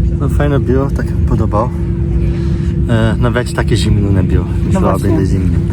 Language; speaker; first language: Polish; non-native, learner; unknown